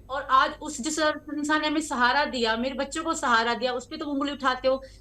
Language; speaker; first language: Urdu; non-native, local second language; Sindhi